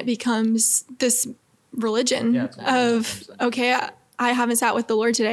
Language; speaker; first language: English; native; English